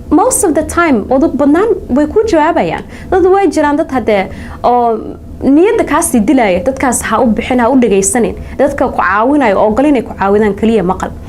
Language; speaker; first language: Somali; early bilingual, heritage; Somali